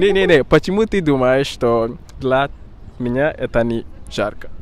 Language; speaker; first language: Russian; non-native, learner; English